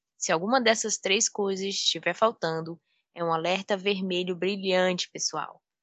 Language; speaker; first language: Portuguese; native; Portuguese